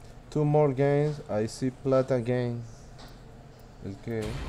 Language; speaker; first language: English; non-native, learner; Spanish